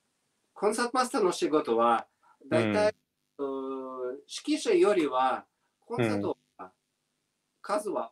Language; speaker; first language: Japanese; non-native, learner; Russian